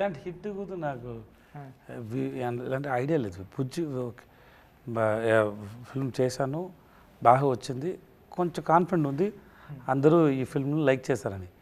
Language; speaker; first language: Telugu; non-native, learner; Tamil